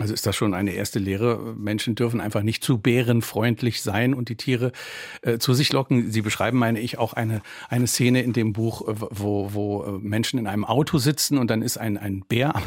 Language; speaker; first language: German; native; German